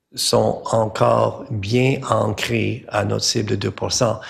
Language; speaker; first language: French; non-native, learner; English